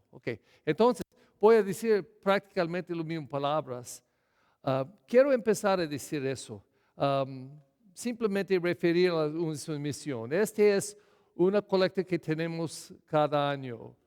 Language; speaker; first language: Spanish; non-native, fluent; English